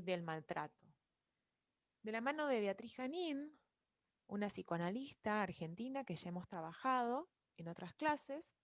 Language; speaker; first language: Spanish; native; Spanish